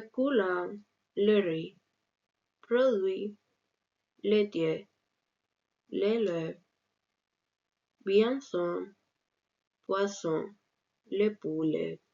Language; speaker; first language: French; non-native, learner; Spanish